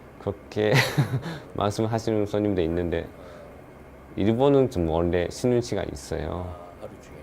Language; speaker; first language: Korean; non-native, learner; Japanese